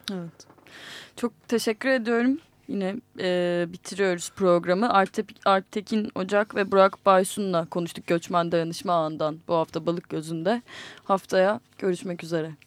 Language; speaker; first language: Turkish; native; Turkish